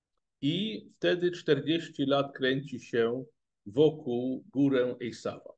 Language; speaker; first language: Polish; non-native, fluent; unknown